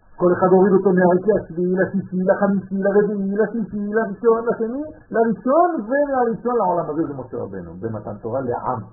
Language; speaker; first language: Hebrew; non-native, fluent; French